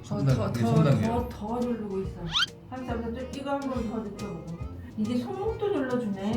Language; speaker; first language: Korean; native; Korean